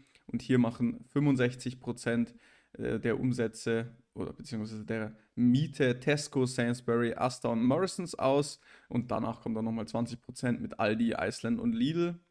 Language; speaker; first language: German; native; German